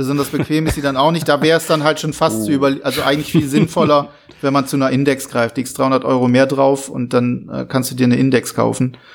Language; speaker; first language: German; native; German